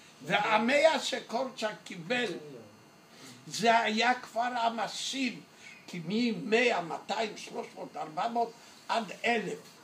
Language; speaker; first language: Hebrew; non-native, fluent; Yiddish